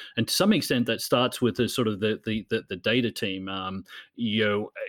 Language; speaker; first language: English; native; English